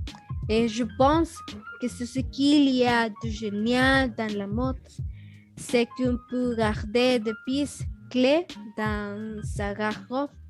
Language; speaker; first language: French; non-native, learner; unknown